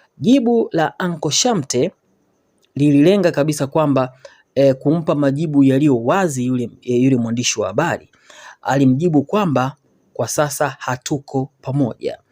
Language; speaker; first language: Swahili; native; Swahili